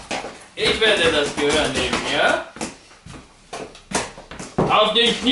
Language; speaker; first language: German; non-native, learner; Polish